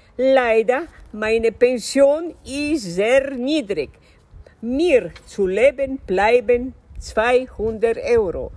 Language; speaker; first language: German; non-native, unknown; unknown